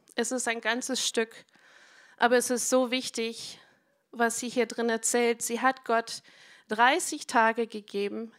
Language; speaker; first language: German; non-native, fluent; English